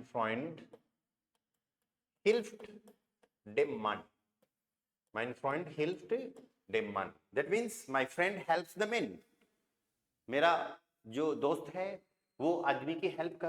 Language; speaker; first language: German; non-native, fluent; Hindi